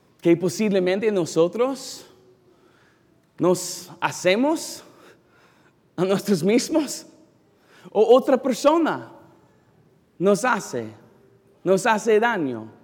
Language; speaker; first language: Spanish; non-native, learner; English